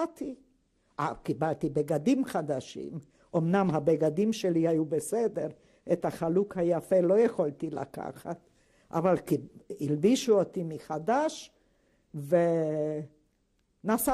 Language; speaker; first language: Hebrew; non-native, fluent; Hungarian